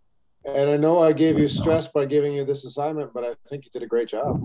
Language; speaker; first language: English; native; English